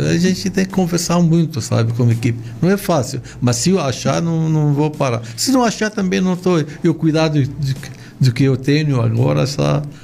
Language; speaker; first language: Portuguese; non-native, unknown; Arabic